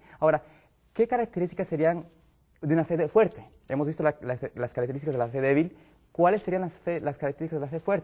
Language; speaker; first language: Spanish; native; Spanish